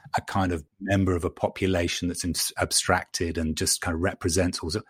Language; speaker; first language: English; native; English